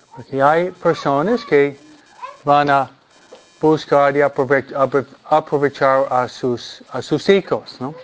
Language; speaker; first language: Spanish; non-native, fluent; English